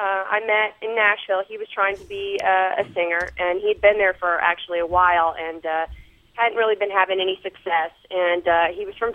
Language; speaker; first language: English; native; English